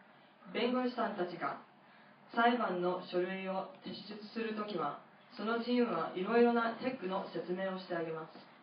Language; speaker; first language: Japanese; non-native, fluent; English